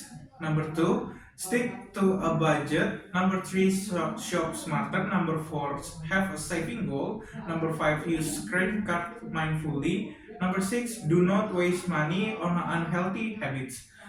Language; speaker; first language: English; non-native, learner; Indonesian